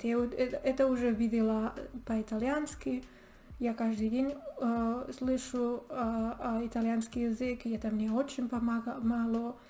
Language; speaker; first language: Russian; non-native, learner; Spanish